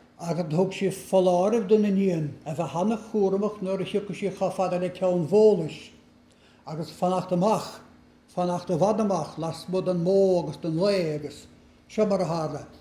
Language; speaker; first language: Irish; native; Irish